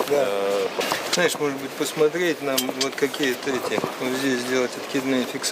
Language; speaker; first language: Russian; native; Russian